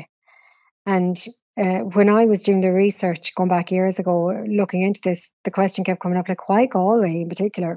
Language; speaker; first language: English; native; English